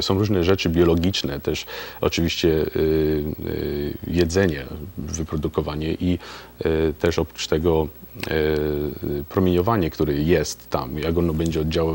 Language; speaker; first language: Polish; native; Polish